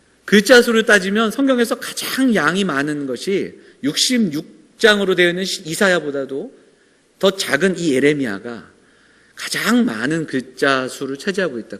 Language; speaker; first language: Korean; native; Korean